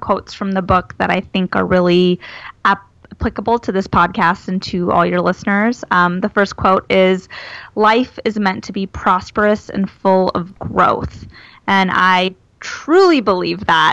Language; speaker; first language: English; native; English